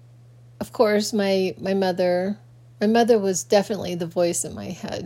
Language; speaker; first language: English; native; English